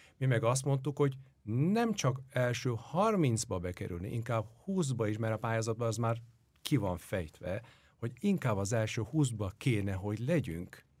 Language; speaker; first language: Hungarian; non-native, fluent; Turkish